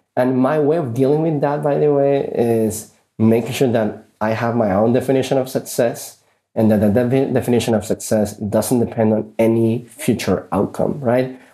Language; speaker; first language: English; early bilingual, other home language; Spanish